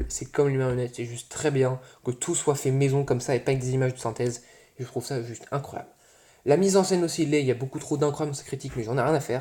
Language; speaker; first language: French; native; French